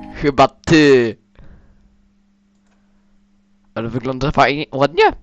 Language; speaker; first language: Polish; early bilingual, heritage; Polish